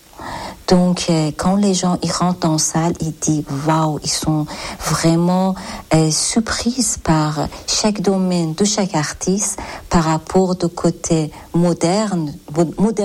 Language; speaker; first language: French; non-native, learner; Persian